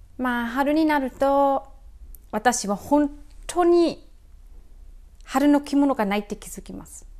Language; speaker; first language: Japanese; non-native, fluent; English